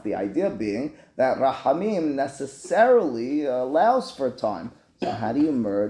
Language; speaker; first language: English; native; English